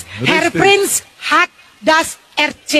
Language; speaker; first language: German; non-native, learner; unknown